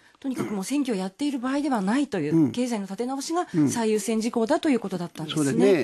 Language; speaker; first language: Japanese; native; Japanese